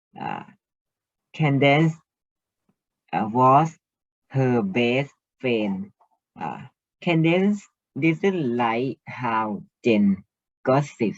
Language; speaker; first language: English; non-native, learner; Thai